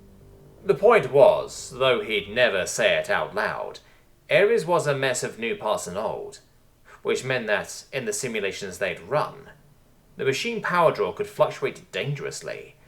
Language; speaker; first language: English; native; English